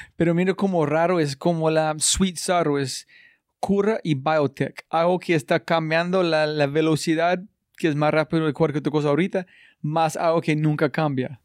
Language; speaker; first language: Spanish; non-native, learner; English